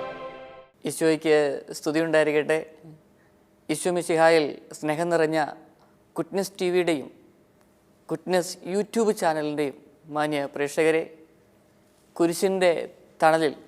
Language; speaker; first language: Malayalam; native; Malayalam